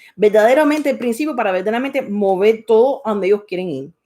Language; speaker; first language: Spanish; early bilingual, heritage; Spanish